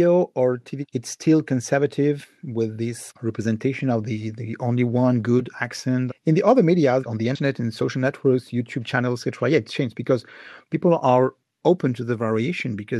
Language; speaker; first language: English; non-native, fluent; French